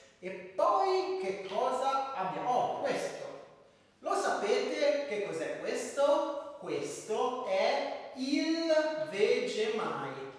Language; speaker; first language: Italian; native; Italian